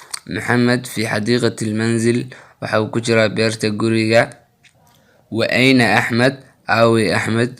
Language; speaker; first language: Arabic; non-native, fluent; Somali